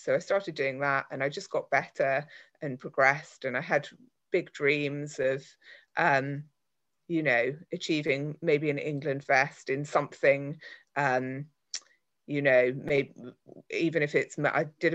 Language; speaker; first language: English; native; English